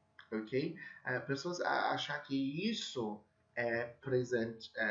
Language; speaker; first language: Portuguese; non-native, fluent; English